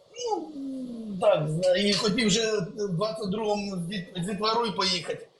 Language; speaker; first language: Ukrainian; native; Ukrainian